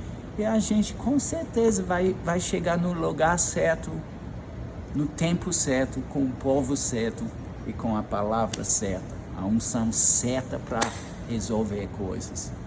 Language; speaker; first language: Portuguese; non-native, fluent; English